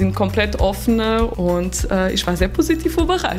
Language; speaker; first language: German; non-native, fluent; Portuguese